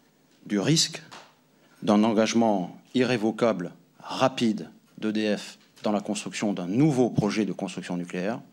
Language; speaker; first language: French; native; French